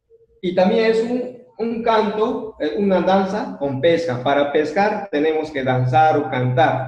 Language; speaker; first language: Spanish; non-native, local second language; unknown